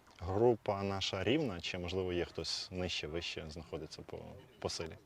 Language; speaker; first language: Ukrainian; native; Ukrainian